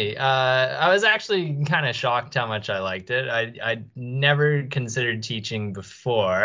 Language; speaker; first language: English; native; English